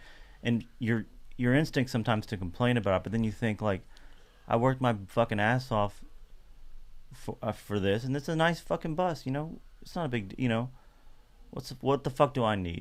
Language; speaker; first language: English; native; English